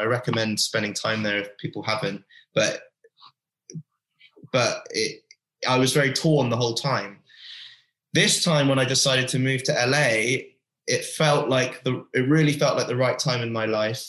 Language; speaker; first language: English; native; English